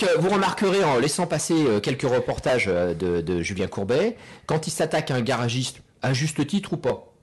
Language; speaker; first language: French; native; French